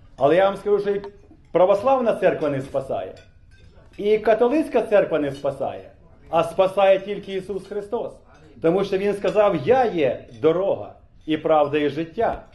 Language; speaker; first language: Ukrainian; native; Ukrainian